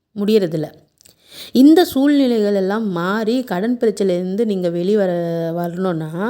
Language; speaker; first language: Tamil; non-native, local second language; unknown